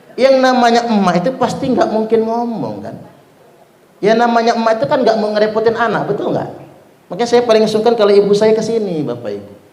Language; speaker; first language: Indonesian; non-native, local second language; Malay